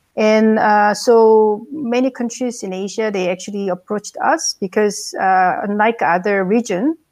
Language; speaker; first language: English; non-native, fluent; Korean